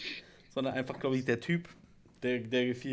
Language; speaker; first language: German; native; German